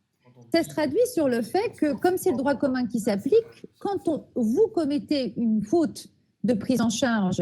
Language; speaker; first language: French; native; French